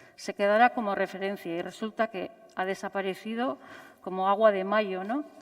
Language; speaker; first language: Spanish; native; Spanish